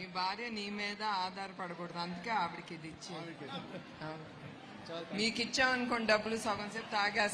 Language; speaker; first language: Telugu; native; Telugu